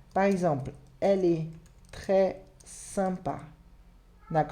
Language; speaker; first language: French; non-native, fluent; Portuguese